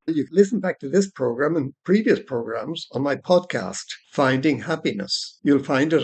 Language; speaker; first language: English; native; English